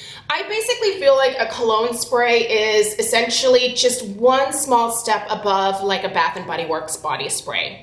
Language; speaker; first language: English; native; English